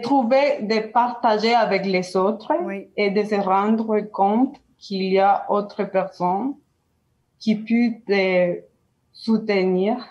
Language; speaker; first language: French; non-native, learner; Spanish